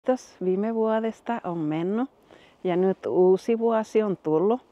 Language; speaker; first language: Finnish; non-native, learner; Spanish